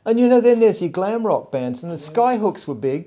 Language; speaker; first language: English; native; English